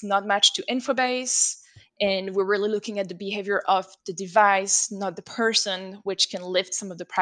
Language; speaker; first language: English; non-native, fluent; French